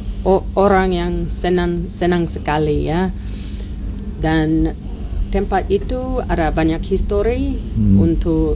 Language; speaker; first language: Indonesian; non-native, learner; English